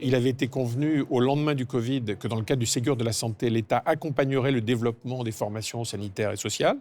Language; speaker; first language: French; native; French